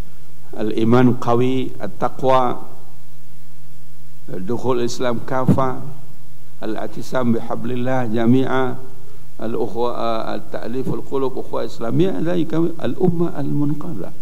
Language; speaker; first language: Arabic; non-native, fluent; Indonesian